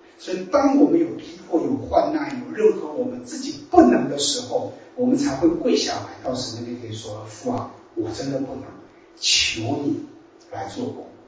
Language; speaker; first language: Chinese; native; Chinese